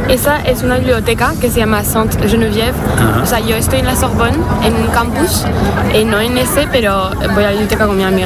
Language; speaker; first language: Spanish; non-native, fluent; French